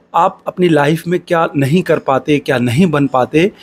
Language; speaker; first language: Hindi; native; Hindi